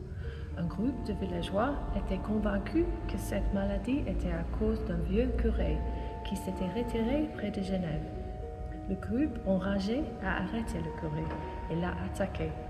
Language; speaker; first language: French; non-native, learner; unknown